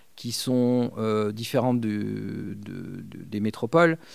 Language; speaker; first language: French; non-native, fluent; Spanish